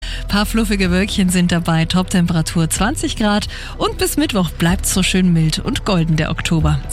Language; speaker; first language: German; native; German